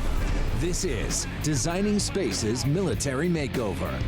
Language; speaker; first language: English; native; English